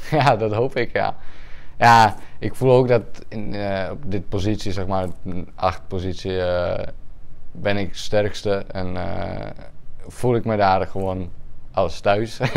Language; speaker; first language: Dutch; non-native, fluent; Czech